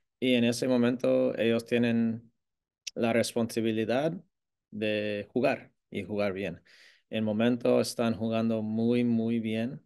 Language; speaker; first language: Spanish; non-native, fluent; English